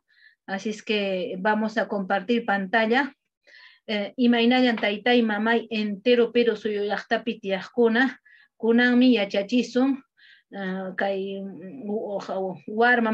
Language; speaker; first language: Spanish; non-native, local second language; Quechua